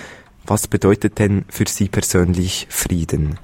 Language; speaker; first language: German; native; German